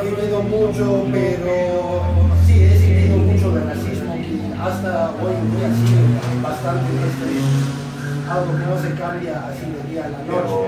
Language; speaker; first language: Spanish; non-native, fluent; Afrikaans